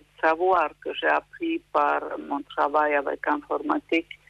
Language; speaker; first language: French; non-native, fluent; Finnish